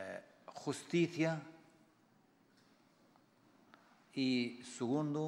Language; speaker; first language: Spanish; non-native, fluent; Arabic